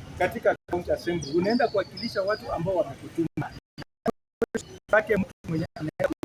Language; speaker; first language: Swahili; non-native, local second language; Luyia